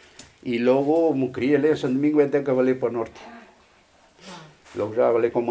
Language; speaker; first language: Spanish; non-native, local second language; Portuguese